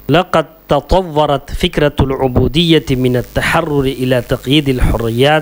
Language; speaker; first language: Arabic; non-native, fluent; Urdu